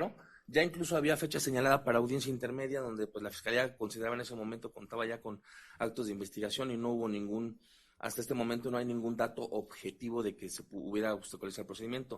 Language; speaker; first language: Spanish; native; Spanish